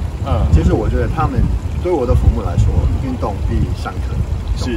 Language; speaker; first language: Chinese; non-native, fluent; English